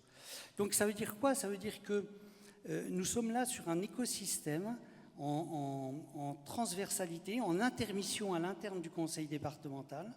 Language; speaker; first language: French; native; French